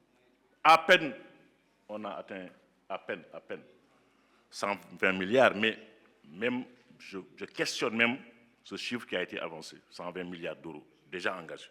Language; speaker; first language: French; non-native, local second language; Wolof